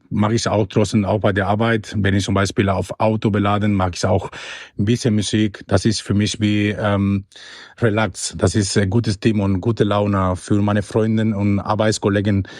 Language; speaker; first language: German; non-native, learner; Spanish